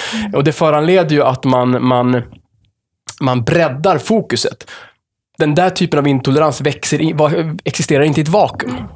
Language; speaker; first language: Swedish; native; Swedish